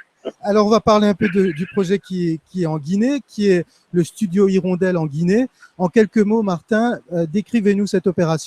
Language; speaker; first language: French; native; French